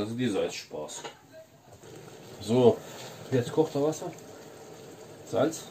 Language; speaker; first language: German; non-native, learner; Turkish